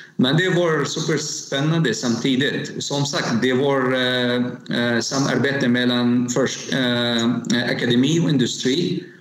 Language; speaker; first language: Swedish; non-native, learner; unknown